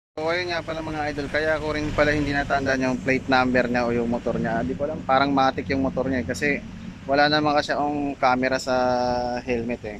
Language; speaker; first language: Filipino; native; Filipino